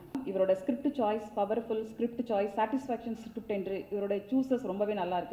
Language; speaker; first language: Tamil; native; Tamil